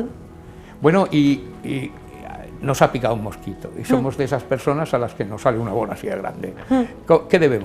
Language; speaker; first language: Spanish; native; Spanish